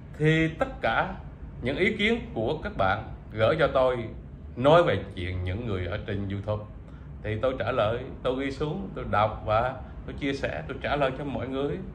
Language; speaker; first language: Vietnamese; native; Vietnamese